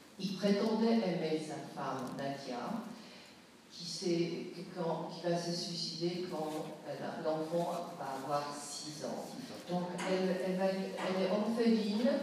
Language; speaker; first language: French; non-native, fluent; Polish